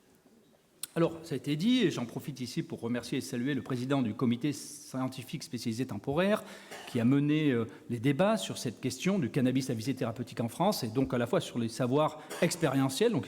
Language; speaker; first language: French; native; French